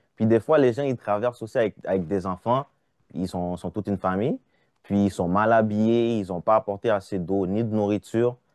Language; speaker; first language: French; non-native, local second language; Haitian Creole